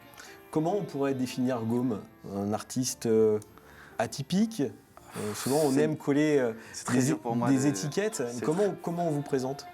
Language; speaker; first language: French; native; French